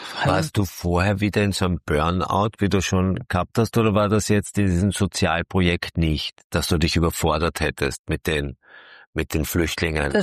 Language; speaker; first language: German; native; German